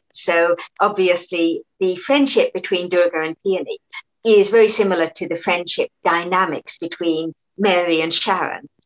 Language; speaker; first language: English; native; English